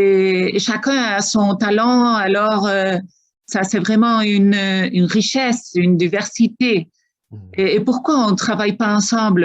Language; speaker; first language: French; non-native, fluent; Spanish